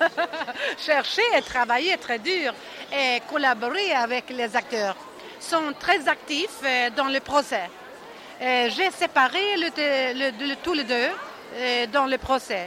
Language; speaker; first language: French; non-native, learner; Swedish